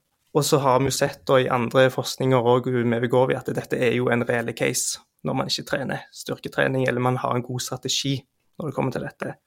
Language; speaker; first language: Norwegian; native; Norwegian